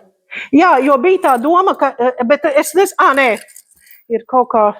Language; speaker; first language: Latvian; native; Latvian